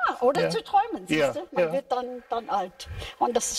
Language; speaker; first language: German; non-native, fluent; English